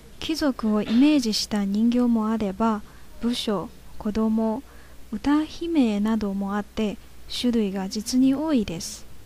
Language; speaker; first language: Japanese; non-native, fluent; Chinese